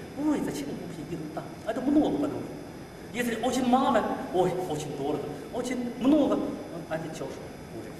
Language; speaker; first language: Russian; non-native, learner; Chinese